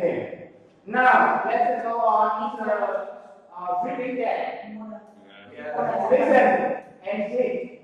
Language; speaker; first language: English; non-native, learner; Vietnamese